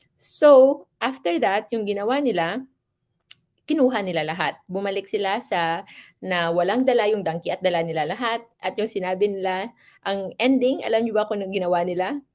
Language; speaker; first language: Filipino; non-native, local second language; Hiligaynon